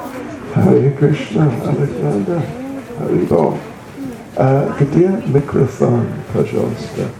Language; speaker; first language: Russian; non-native, learner; English